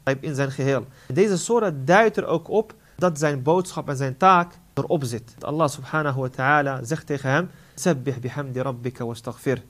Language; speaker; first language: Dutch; non-native, fluent; Arabic